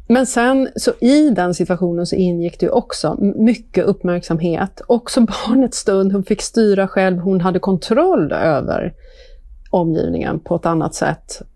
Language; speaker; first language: Swedish; native; Swedish